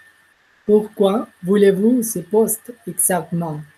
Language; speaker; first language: French; non-native, learner; Spanish